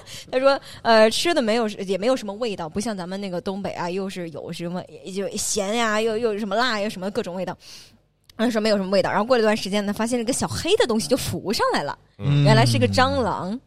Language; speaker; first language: Chinese; native; Chinese